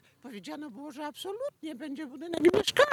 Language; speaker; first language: Polish; native; Polish